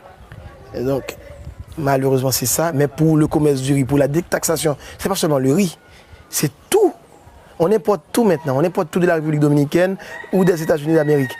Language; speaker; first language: French; non-native, local second language; Haitian Creole